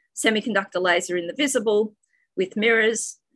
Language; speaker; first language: English; native; English